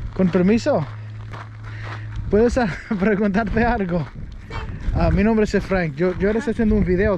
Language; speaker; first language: Spanish; non-native, learner; English